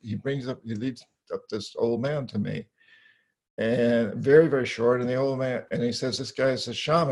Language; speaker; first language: English; native; English